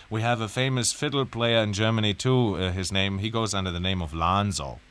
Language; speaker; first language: English; non-native, fluent; German